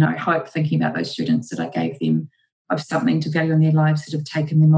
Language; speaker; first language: English; native; English